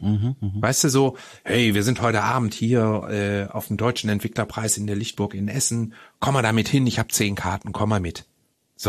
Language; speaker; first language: German; native; German